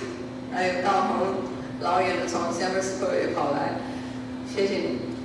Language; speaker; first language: Chinese; early bilingual, heritage; Chinese